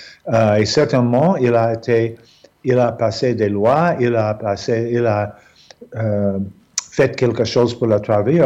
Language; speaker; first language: French; non-native, fluent; English